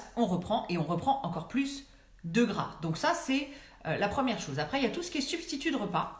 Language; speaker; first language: French; native; French